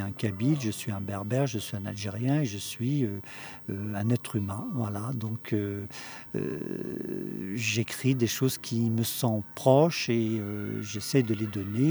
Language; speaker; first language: French; early bilingual, other home language; Kabyle